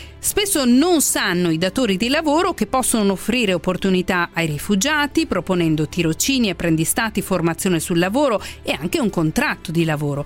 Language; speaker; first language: Italian; native; Italian